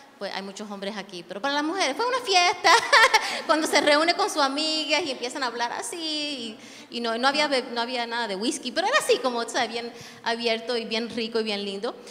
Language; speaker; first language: Spanish; early bilingual, heritage; Spanish